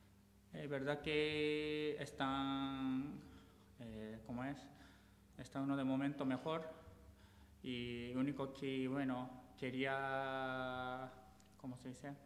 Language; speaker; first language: Spanish; non-native, learner; Japanese